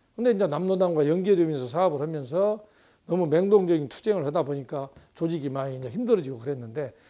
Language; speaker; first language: Korean; native; Korean